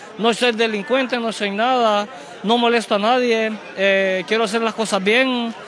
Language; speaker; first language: Spanish; native; Spanish